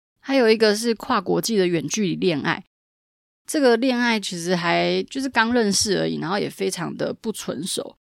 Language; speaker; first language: Chinese; native; Chinese